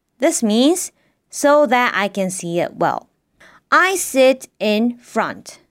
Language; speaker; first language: English; non-native, fluent; Japanese